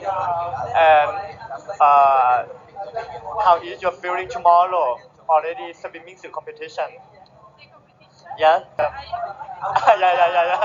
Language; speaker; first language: English; non-native, learner; Thai